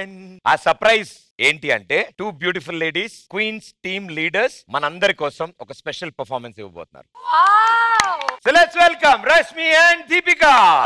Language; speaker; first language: Telugu; native; Telugu